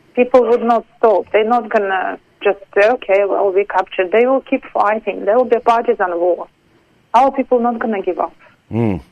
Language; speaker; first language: English; non-native, fluent; Ukrainian